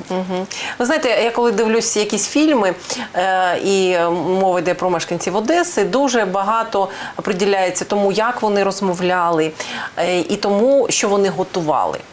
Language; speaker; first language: Ukrainian; non-native, local second language; Russian